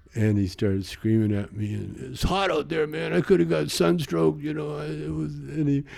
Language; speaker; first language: English; native; English